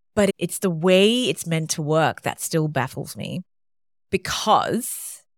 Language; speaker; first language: English; non-native, local second language; Tamil